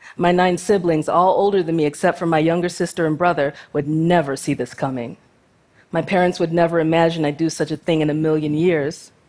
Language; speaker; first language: English; native; English